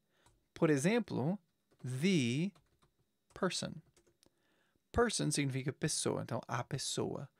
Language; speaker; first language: Portuguese; non-native, fluent; English